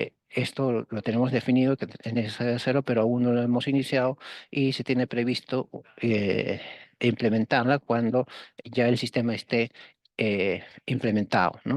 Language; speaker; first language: Spanish; native; Spanish